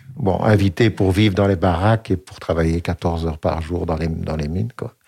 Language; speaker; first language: French; native; French